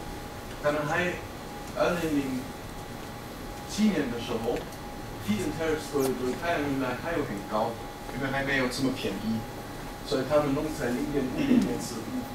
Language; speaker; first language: Chinese; non-native, fluent; German